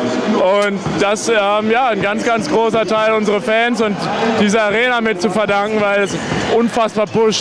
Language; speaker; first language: German; native; German